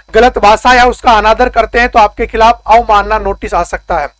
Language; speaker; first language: Hindi; native; Hindi